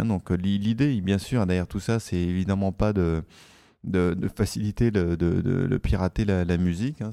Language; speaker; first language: French; native; French